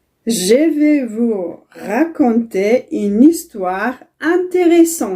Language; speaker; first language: French; non-native, fluent; Tigrinya